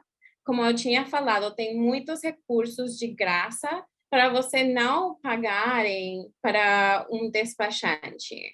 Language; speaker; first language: Portuguese; non-native, fluent; English